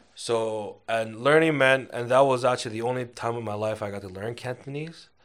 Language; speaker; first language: English; early bilingual, other home language; Chinese